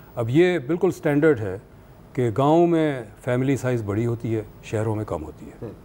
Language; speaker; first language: Urdu; native; Urdu